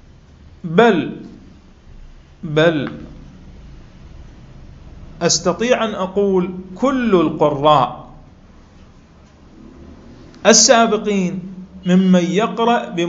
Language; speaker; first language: Arabic; native; Arabic